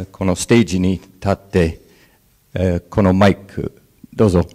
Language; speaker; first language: Japanese; non-native, fluent; English